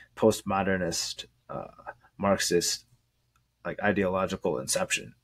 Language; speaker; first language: English; native; English